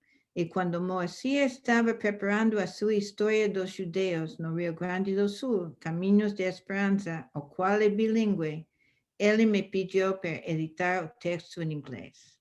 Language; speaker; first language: Portuguese; non-native, fluent; English